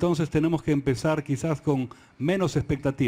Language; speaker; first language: Spanish; native; Spanish